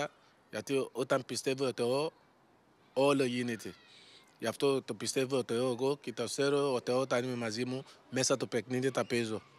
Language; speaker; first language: Greek; non-native, learner; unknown